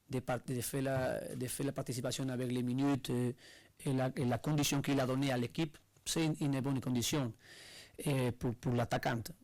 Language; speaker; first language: French; non-native, learner; Spanish